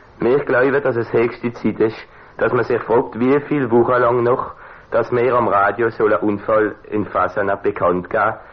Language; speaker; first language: German; non-native, local second language; Swiss German